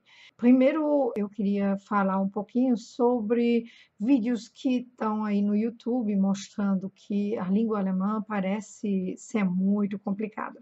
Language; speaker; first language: Portuguese; non-native, fluent; German